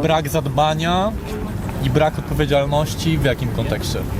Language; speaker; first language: Polish; native; Polish